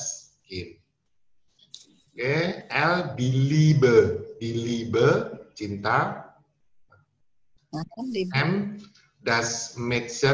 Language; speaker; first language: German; non-native, fluent; Indonesian